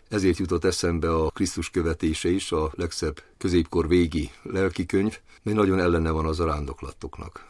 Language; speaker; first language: Hungarian; native; Hungarian